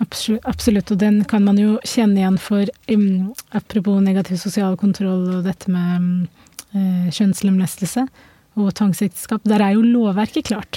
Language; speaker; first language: Norwegian; native; Norwegian